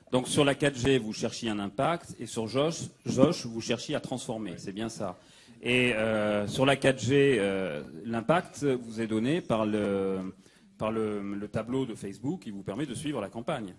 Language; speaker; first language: French; native; French